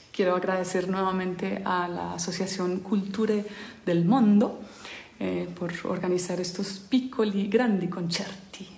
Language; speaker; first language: Spanish; early bilingual, heritage; Spanish